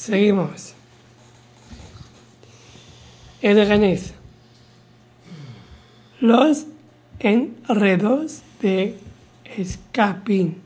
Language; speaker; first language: Spanish; native; Spanish